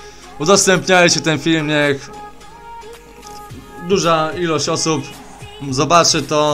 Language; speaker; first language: Polish; native; Polish